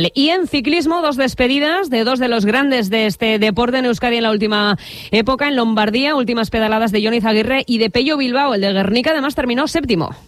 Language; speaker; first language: Spanish; native; Spanish